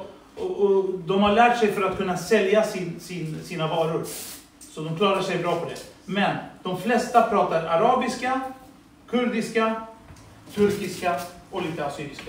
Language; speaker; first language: Swedish; early bilingual, other home language; Assyrian Neo-Aramaic